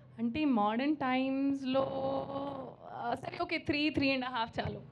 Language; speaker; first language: Telugu; non-native, fluent; Hindi